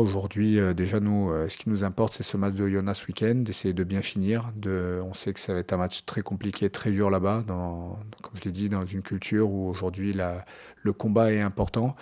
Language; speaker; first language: French; native; French